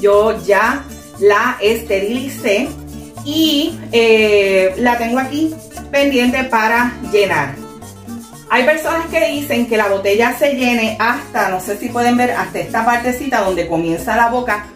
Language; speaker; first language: Spanish; native; Spanish